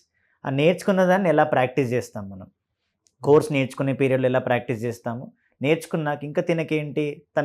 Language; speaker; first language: Telugu; native; Telugu